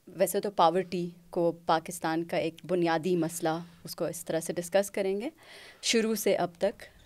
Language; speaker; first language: Urdu; non-native, local second language; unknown